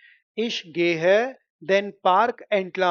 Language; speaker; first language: German; non-native, fluent; Hindi